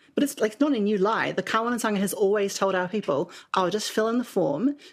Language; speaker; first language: English; native; English